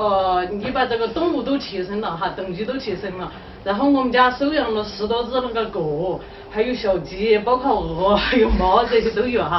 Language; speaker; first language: Chinese; native; Chinese